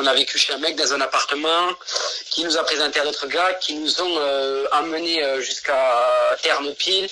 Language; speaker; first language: French; native; French